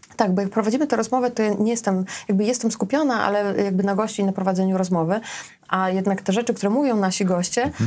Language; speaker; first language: Polish; native; Polish